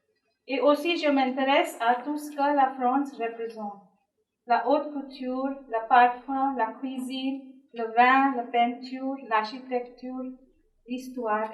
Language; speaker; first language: French; non-native, learner; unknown